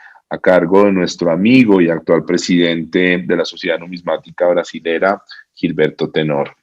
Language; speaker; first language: Spanish; native; Spanish